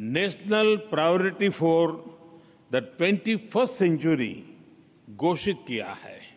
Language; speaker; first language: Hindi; non-native, local second language; Gujarati